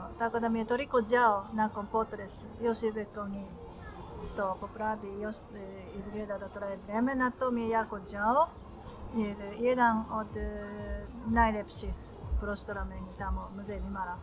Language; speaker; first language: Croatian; non-native, learner; Japanese